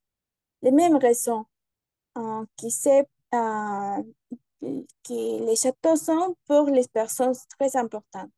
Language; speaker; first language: French; non-native, learner; Spanish